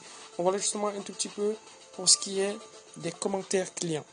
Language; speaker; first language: French; native; French